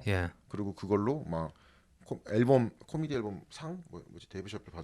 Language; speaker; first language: Korean; native; Korean